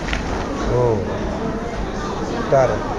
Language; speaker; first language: Chinese; non-native, learner; English